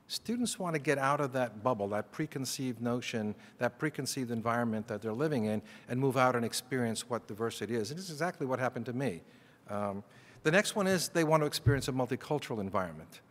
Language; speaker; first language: English; native; English